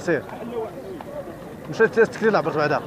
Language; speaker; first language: Arabic; non-native, local second language; Berber languages